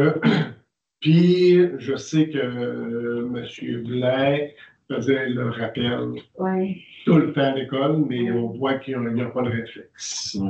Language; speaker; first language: French; native; French